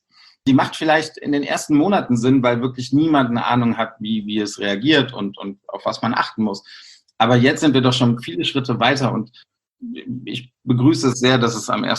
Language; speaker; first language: German; native; German